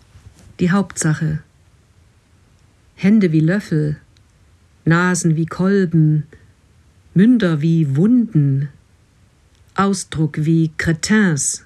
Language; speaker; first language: German; non-native, fluent; English